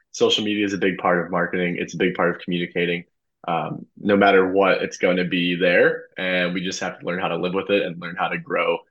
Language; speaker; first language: English; native; English